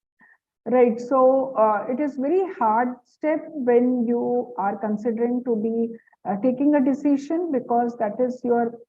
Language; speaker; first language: English; non-native, local second language; Hindi